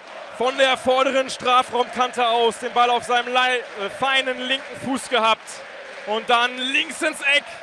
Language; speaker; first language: German; native; German